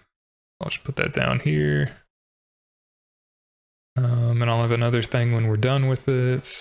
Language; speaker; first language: English; native; English